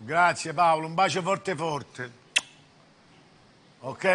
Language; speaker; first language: Italian; native; Italian